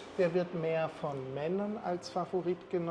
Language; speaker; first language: German; native; German